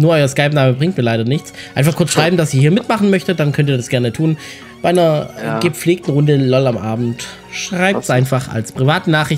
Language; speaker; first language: German; native; German